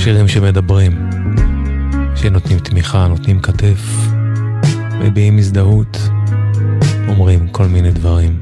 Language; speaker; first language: Hebrew; native; Hebrew